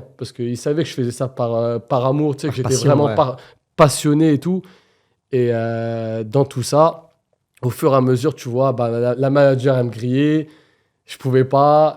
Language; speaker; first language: French; native; French